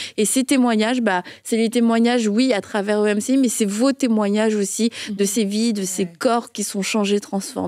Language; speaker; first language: French; native; French